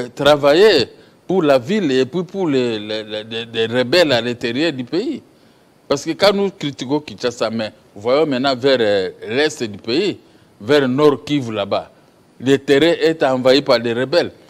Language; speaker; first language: French; non-native, local second language; Lingala